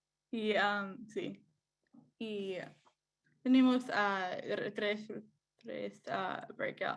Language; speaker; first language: Spanish; non-native, learner; English